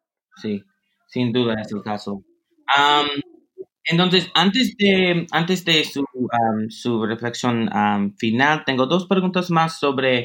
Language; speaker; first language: Spanish; non-native, fluent; English